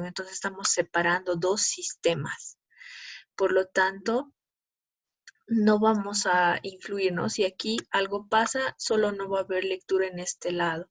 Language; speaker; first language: Spanish; native; Spanish